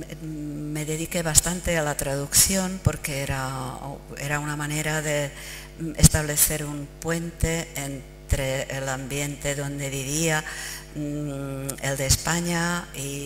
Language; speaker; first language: Spanish; non-native, fluent; Czech